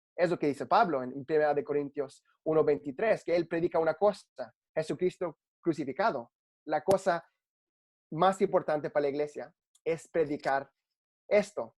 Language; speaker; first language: Spanish; early bilingual, heritage; Spanish